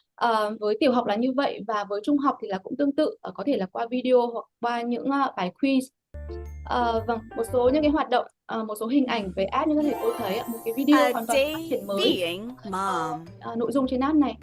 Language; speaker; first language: Vietnamese; native; Vietnamese